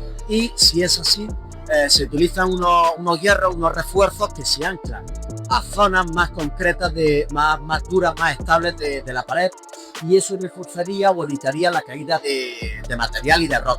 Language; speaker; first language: Spanish; native; Spanish